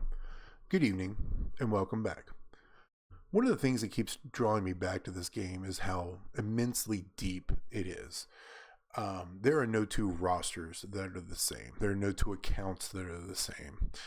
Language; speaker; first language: English; native; English